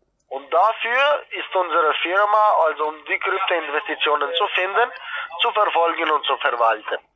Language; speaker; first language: German; non-native, fluent; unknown